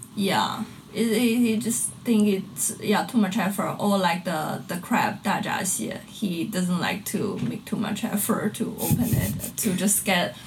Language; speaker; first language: English; non-native, fluent; Chinese